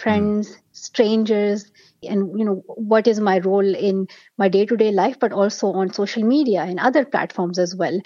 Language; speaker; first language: English; non-native, local second language; Pashto